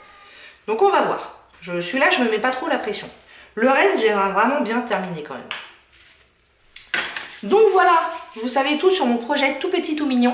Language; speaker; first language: French; native; French